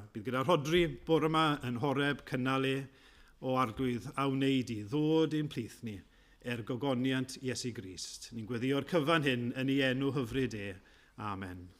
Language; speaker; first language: Welsh; native; Welsh